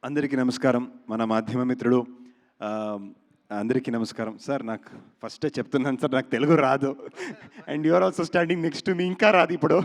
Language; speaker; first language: Telugu; non-native, learner; Kannada